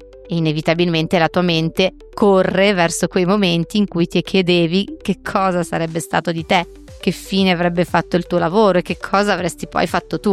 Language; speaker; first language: Italian; native; Italian